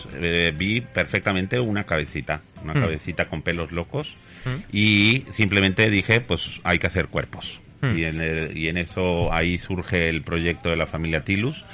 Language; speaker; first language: Spanish; native; Spanish